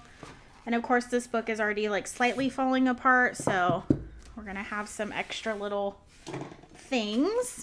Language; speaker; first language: English; native; English